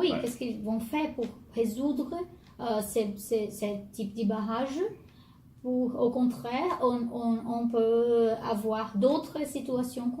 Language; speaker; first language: French; non-native, learner; Portuguese